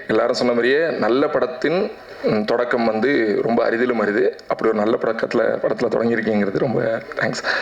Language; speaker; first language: Tamil; native; Tamil